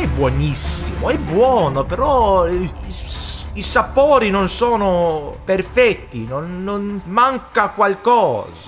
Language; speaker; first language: Italian; non-native, learner; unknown